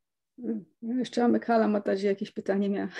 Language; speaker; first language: Polish; native; Polish